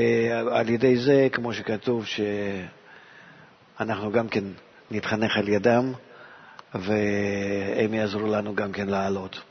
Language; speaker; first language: Hebrew; non-native, fluent; Russian